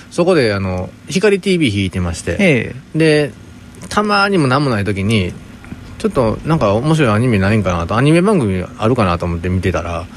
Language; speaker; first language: Japanese; native; Japanese